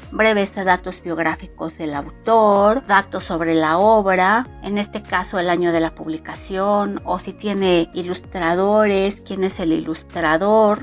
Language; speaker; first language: Spanish; native; Spanish